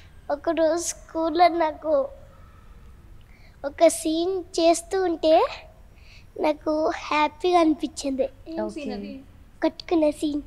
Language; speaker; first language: Telugu; native; Telugu